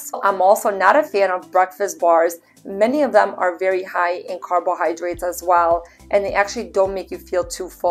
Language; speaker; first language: English; native; English